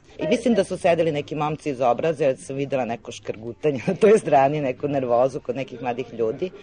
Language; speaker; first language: Serbian; native; Serbian